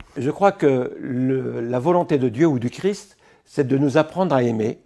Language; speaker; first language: French; native; French